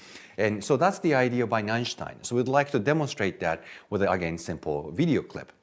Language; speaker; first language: English; non-native, fluent; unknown